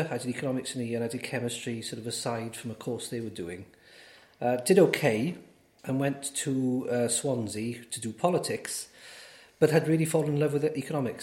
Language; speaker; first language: English; native; English